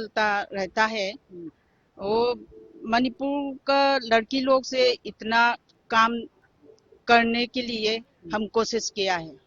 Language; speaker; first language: Hindi; non-native, local second language; Manipuri